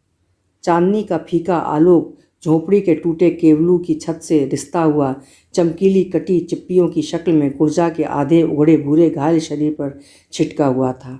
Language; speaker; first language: Hindi; native; Hindi